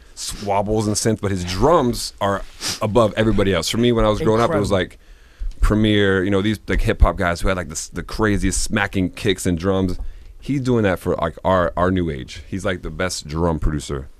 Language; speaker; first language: English; native; English